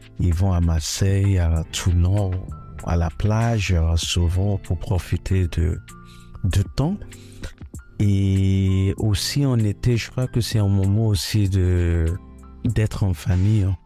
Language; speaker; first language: French; non-native, fluent; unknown